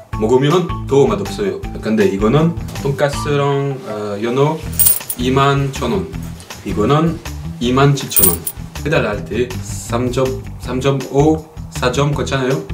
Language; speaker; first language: Korean; non-native, learner; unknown